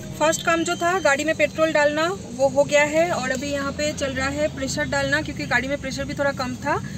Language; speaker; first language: Hindi; non-native, local second language; Bangla